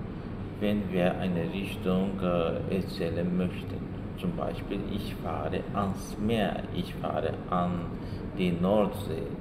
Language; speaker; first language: German; non-native, fluent; Azerbaijani